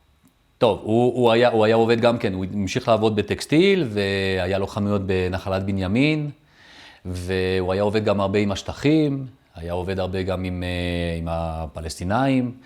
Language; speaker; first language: Hebrew; early bilingual, other home language; French